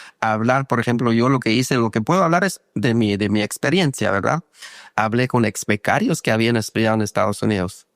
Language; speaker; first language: Spanish; non-native, local second language; Kaqchikel